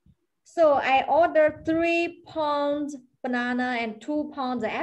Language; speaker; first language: English; non-native, fluent; Chinese